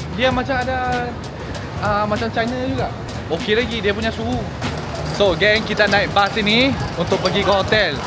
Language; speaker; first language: Malay; non-native, local second language; Chinese